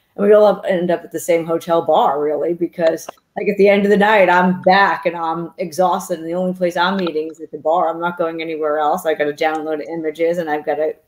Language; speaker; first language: English; native; English